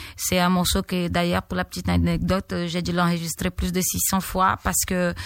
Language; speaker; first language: French; non-native, fluent; Portuguese